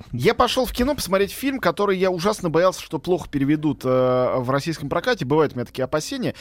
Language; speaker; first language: Russian; native; Russian